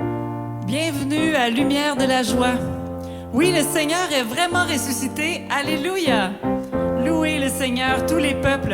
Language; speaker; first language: French; native; French